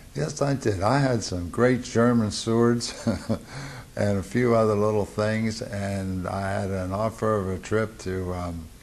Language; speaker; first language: English; native; English